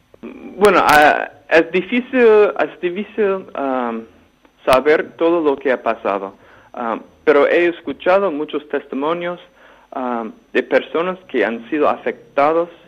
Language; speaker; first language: Spanish; non-native, fluent; English